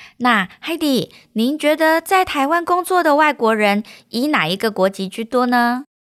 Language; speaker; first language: Chinese; native; Chinese